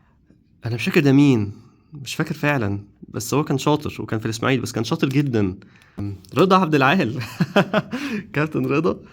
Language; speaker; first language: Arabic; native; Arabic